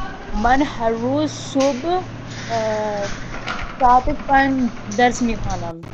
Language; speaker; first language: Persian; non-native, learner; Urdu